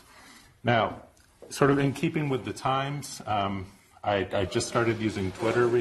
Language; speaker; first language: English; native; English